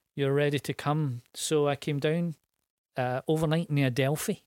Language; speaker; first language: English; native; English